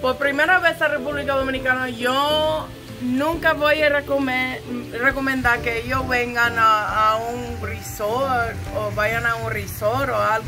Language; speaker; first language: Spanish; non-native, fluent; English